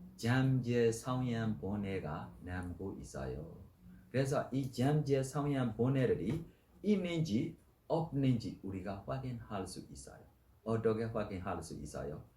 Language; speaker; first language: Korean; non-native, learner; Burmese